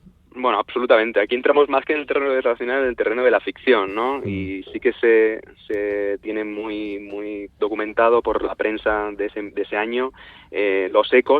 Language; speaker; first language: Spanish; native; Spanish